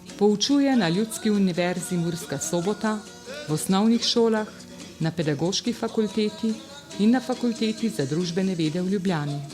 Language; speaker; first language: Slovenian; native; Slovenian